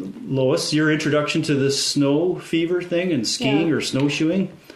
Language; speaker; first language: English; native; English